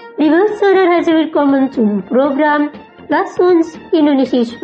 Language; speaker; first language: German; non-native, learner; Indonesian